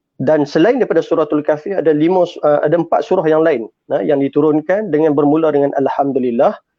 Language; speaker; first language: Malay; native; Malay